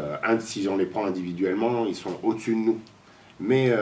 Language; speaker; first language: French; native; French